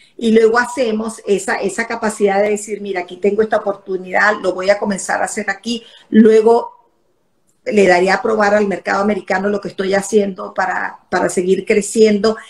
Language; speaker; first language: Spanish; native; Spanish